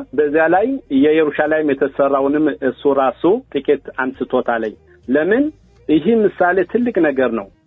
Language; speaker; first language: Amharic; native; Amharic